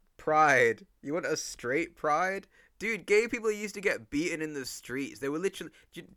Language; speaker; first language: English; native; English